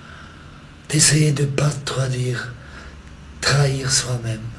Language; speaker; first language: French; non-native, local second language; German